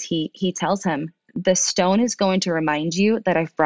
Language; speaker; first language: English; early bilingual, other home language; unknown